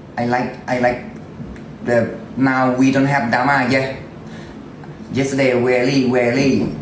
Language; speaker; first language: English; non-native, learner; Thai